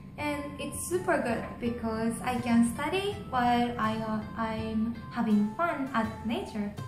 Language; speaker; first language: English; non-native, learner; Japanese